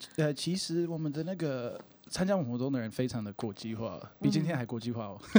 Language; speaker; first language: Chinese; non-native, fluent; English